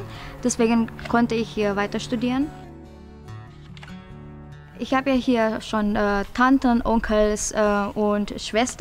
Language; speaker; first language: German; non-native, fluent; Indonesian